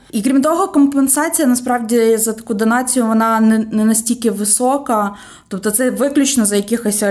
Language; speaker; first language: Ukrainian; native; Ukrainian